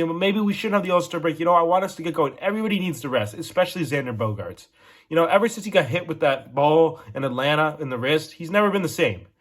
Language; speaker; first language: English; native; English